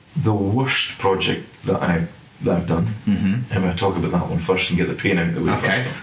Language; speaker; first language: English; native; English